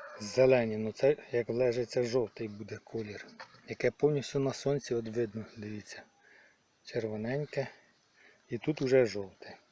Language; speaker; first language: Ukrainian; native; Ukrainian